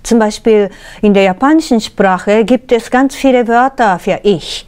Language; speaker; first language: German; non-native, fluent; Japanese